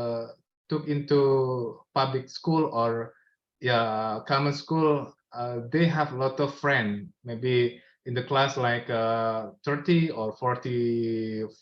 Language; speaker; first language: English; non-native, learner; Indonesian